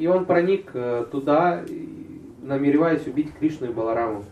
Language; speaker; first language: Russian; native; Russian